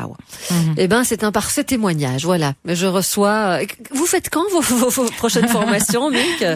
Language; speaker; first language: French; native; French